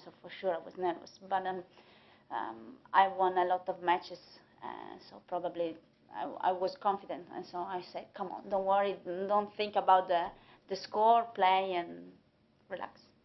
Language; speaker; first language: English; non-native, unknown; Italian